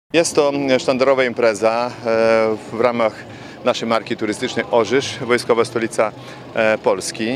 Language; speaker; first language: Polish; native; Polish